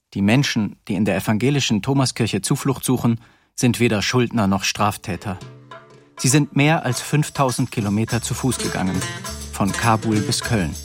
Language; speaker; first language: German; native; German